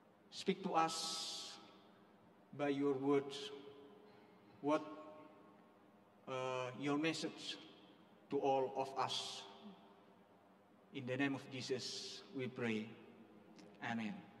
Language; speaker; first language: English; non-native, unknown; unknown